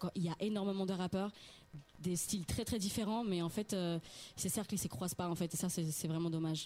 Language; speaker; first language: French; non-native, fluent; Spanish